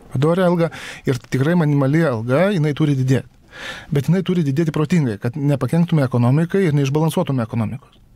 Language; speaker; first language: Lithuanian; native; Lithuanian